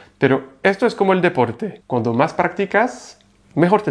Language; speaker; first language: Spanish; non-native, fluent; French